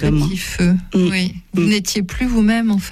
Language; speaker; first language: French; native; French